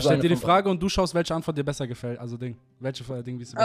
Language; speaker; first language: German; native; German